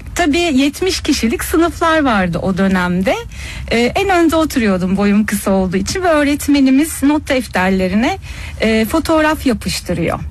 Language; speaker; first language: Turkish; early bilingual, heritage; Turkish